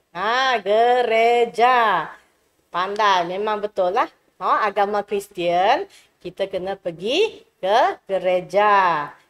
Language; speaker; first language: Malay; non-native, local second language; Chinese